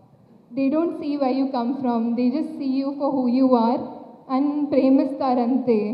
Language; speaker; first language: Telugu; non-native, fluent; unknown